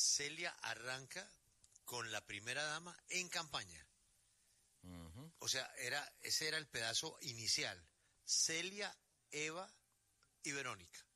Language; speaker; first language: Spanish; native; Spanish